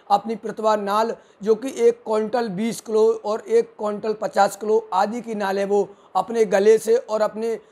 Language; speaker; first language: Hindi; native; Hindi